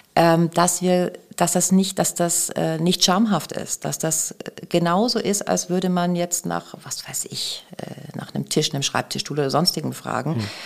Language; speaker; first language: German; native; German